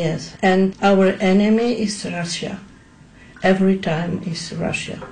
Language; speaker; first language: English; non-native, learner; Polish